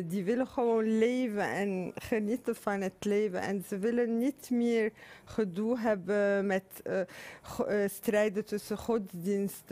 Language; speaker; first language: Dutch; non-native, fluent; Arabic